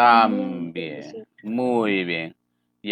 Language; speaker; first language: Spanish; native; Spanish